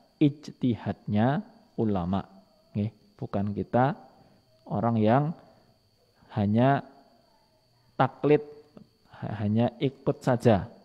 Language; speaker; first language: Indonesian; non-native, local second language; Javanese